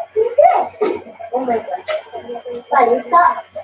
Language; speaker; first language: Spanish; early bilingual, other home language; Filipino